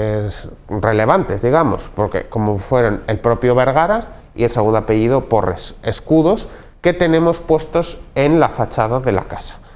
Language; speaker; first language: Spanish; native; Spanish